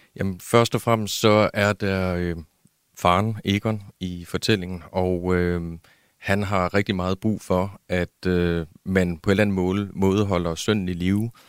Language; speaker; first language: Danish; native; Danish